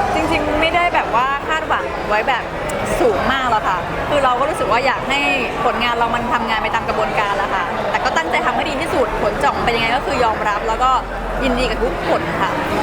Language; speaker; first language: Thai; native; Thai